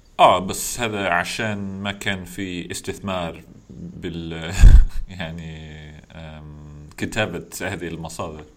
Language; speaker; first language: Arabic; non-native, learner; English